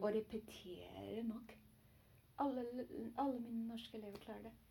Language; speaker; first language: Norwegian; non-native, learner; Chinese